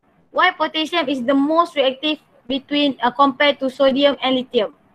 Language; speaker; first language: English; non-native, local second language; Malay